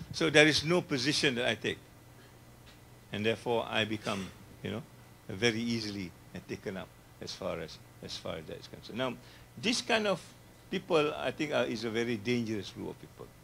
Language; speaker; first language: English; non-native, local second language; Malay